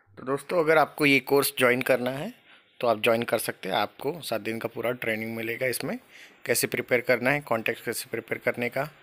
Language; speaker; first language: Hindi; non-native, local second language; Marathi